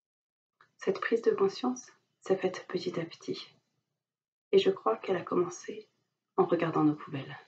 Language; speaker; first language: French; native; French